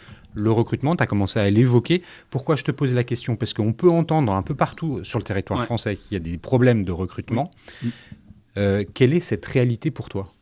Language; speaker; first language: French; native; French